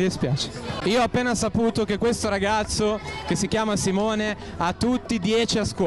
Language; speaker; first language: Italian; native; Italian